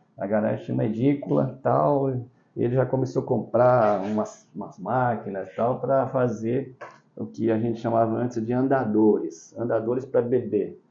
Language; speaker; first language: Portuguese; early bilingual, other home language; Chinese